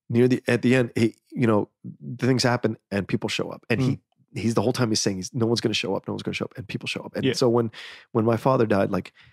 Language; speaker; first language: English; native; English